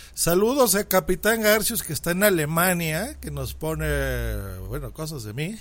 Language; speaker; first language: Spanish; native; Spanish